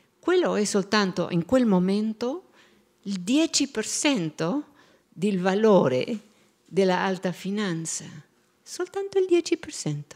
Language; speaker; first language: Italian; non-native, fluent; Spanish